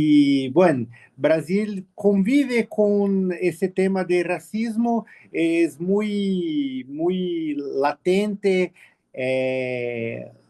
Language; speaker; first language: Spanish; non-native, learner; Portuguese